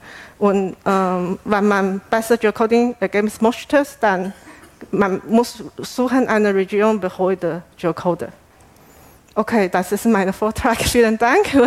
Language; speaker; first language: German; non-native, fluent; Chinese